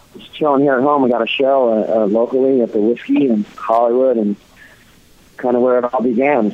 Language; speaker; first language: English; native; English